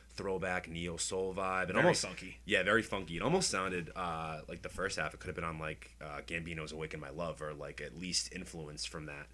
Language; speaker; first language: English; native; English